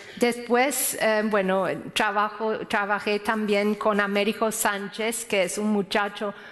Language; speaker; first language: Spanish; non-native, fluent; English